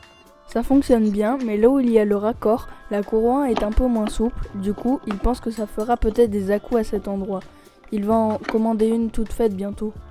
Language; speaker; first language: French; native; French